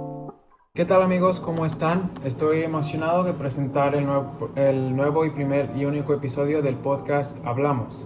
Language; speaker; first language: Spanish; early bilingual, other home language; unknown